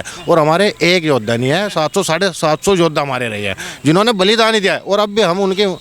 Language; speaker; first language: Hindi; native; Hindi